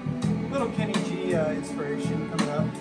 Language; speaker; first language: English; native; English